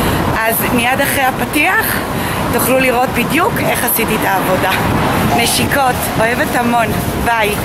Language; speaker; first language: Hebrew; native; Hebrew